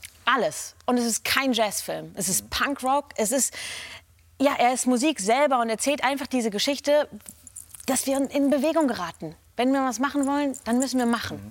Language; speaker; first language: German; native; German